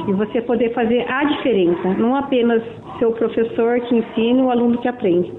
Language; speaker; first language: Portuguese; native; Portuguese